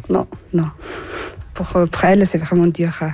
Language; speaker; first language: French; non-native, learner; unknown